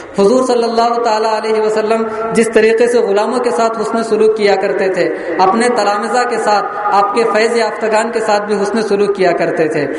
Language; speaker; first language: Urdu; native; Urdu